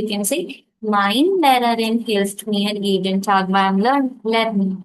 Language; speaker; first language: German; non-native, learner; Hindi